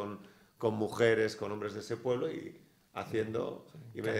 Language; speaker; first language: Spanish; native; Spanish